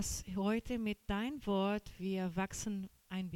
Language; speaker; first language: German; non-native, learner; Portuguese